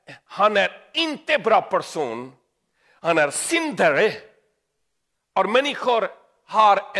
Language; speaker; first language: Swedish; non-native, learner; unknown